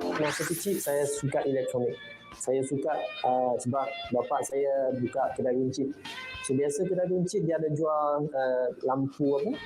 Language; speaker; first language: Malay; non-native, local second language; Chinese